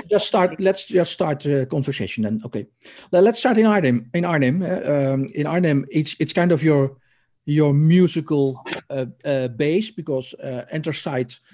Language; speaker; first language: English; non-native, learner; Dutch